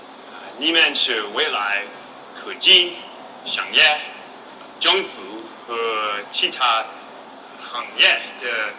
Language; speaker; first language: Chinese; non-native, learner; English